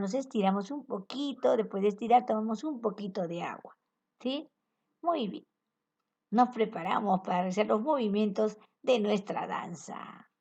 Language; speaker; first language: Spanish; native; Spanish